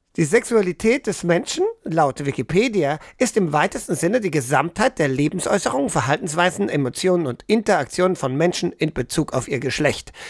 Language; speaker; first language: German; native; German